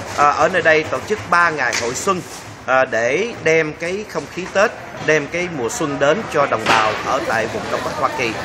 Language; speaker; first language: Vietnamese; native; Vietnamese